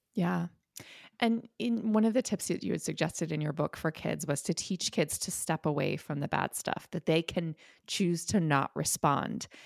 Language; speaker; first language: English; native; English